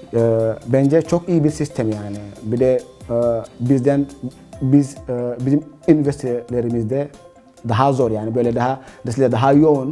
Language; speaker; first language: Turkish; non-native, fluent; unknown